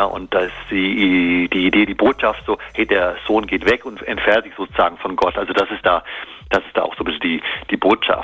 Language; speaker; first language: German; native; German